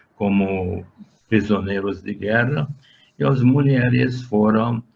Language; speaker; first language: Portuguese; non-native, fluent; Hungarian